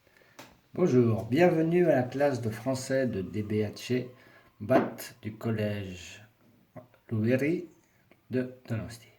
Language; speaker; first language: French; non-native, fluent; Spanish